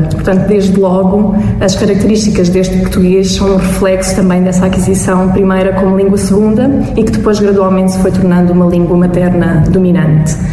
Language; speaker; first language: Portuguese; native; Portuguese